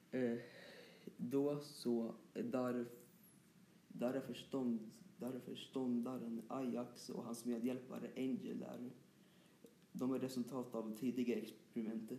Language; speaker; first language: Swedish; native; Swedish